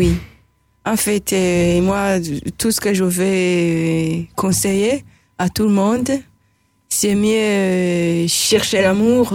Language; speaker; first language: French; non-native, local second language; Rundi